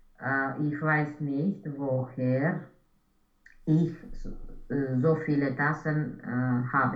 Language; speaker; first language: German; non-native, learner; Romanian